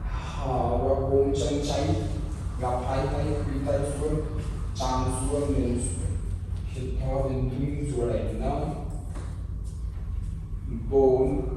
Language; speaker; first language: Vietnamese; non-native, fluent; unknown